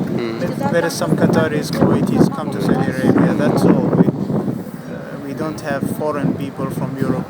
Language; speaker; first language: English; non-native, fluent; Arabic